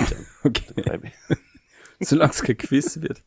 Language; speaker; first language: German; native; German